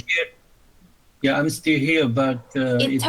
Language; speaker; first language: English; non-native, learner; Chinese